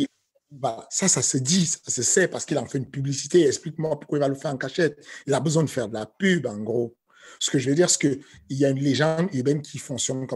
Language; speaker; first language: French; native; French